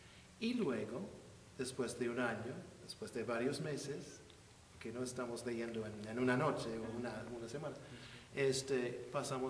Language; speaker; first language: Spanish; non-native, fluent; English